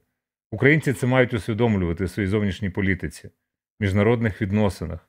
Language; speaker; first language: Ukrainian; native; Ukrainian